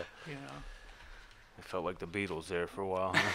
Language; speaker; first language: English; native; English